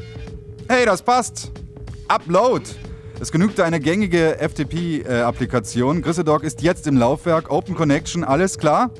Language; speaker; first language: German; native; German